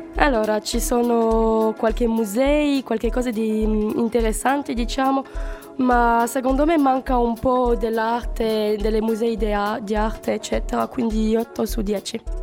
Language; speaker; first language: Italian; non-native, learner; French